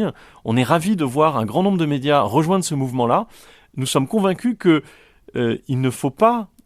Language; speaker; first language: French; native; French